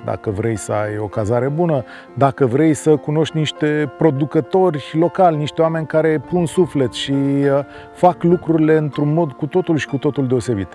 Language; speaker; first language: Romanian; native; Romanian